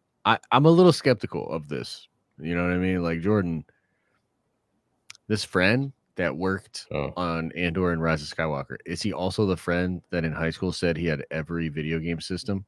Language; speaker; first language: English; native; English